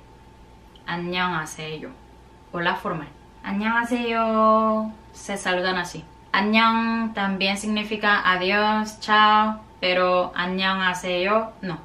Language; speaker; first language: Spanish; non-native, fluent; Korean